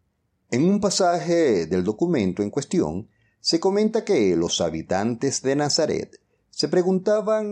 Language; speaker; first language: Spanish; native; Spanish